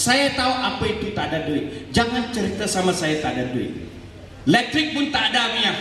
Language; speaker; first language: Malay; non-native, local second language; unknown